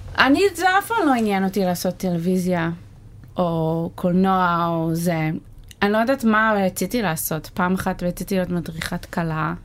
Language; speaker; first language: Hebrew; non-native, fluent; English